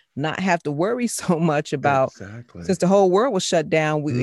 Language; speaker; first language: English; native; English